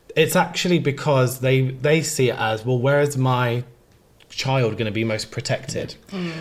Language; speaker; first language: English; early bilingual, other home language; Urdu